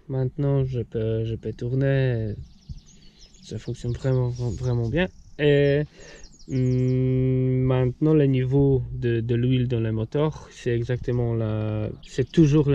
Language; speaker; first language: French; non-native, fluent; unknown